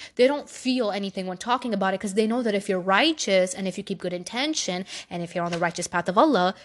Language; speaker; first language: English; native; English